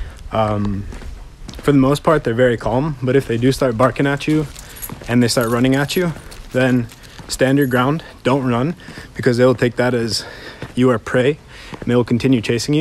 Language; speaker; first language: English; native; English